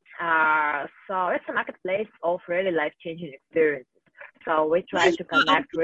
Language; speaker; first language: English; non-native, fluent; Russian